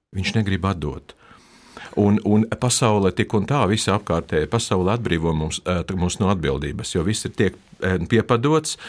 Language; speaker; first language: Latvian; non-native, local second language; Russian